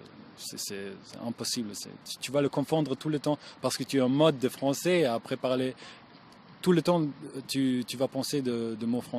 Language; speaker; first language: French; non-native, learner; German